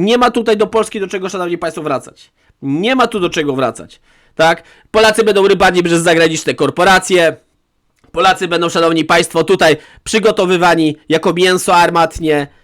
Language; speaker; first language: Polish; native; Polish